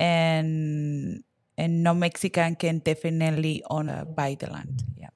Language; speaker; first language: English; non-native, learner; Spanish